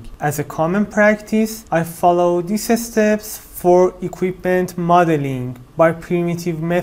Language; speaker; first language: English; non-native, fluent; Persian